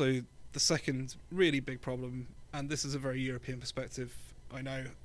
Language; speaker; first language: English; native; English